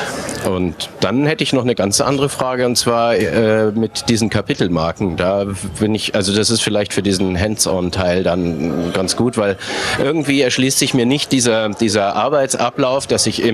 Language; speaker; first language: German; native; German